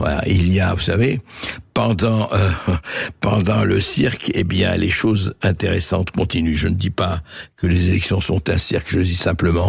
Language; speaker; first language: French; native; French